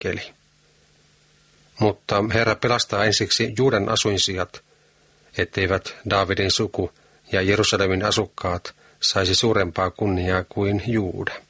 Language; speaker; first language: Finnish; native; Finnish